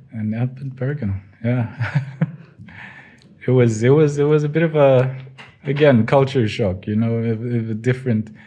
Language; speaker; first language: English; non-native, local second language; Tswana